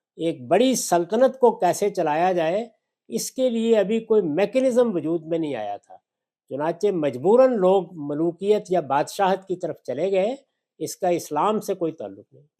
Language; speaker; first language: Urdu; non-native, local second language; Punjabi